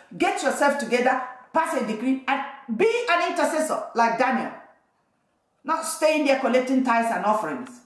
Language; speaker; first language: English; non-native, local second language; Igbo